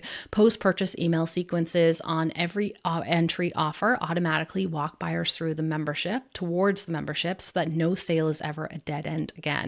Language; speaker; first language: English; native; English